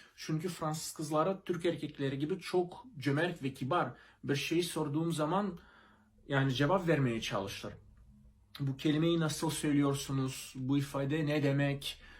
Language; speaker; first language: Turkish; non-native, fluent; Russian